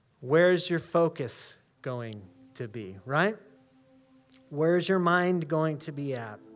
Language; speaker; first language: English; native; English